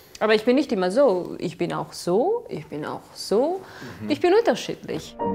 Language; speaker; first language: German; non-native, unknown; Georgian